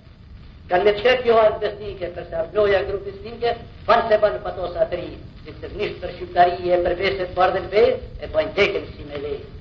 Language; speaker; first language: Albanian; native; Albanian